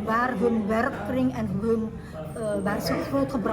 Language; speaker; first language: Dutch; early bilingual, heritage; Indonesian